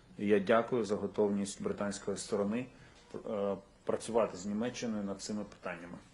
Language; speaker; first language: Ukrainian; native; Ukrainian